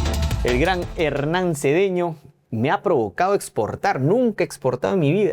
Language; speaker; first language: Spanish; native; Spanish